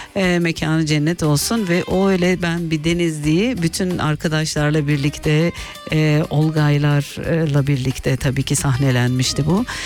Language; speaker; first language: Turkish; native; Turkish